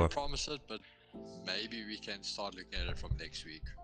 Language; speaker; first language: English; native; English